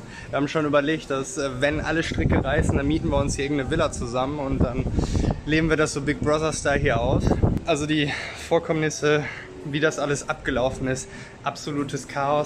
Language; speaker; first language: German; native; German